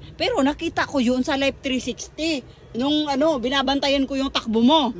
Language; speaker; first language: Filipino; non-native, local second language; Cebuano